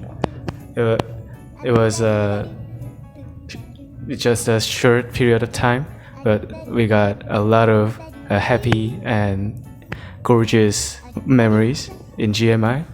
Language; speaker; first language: English; non-native, learner; Korean